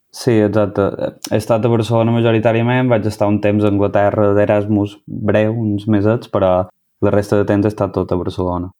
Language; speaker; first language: Catalan; native; Catalan